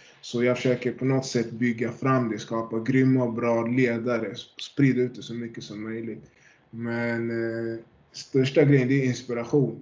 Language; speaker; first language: Swedish; early bilingual, other home language; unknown